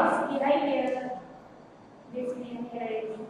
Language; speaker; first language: English; non-native, learner; Vietnamese